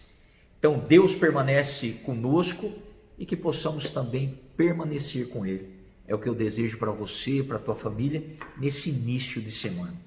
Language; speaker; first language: Portuguese; native; Portuguese